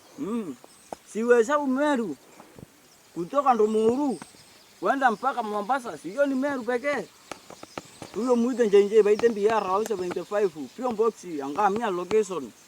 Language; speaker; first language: Swahili; native; Swahili